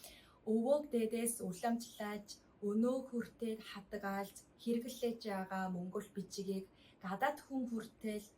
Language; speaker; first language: Mongolian; non-native, fluent; Korean